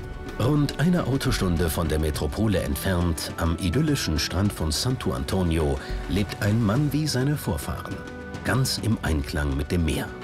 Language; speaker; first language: German; native; German